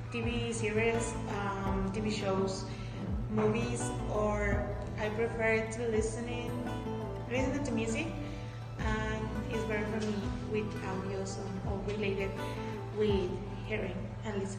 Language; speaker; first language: English; non-native, fluent; Spanish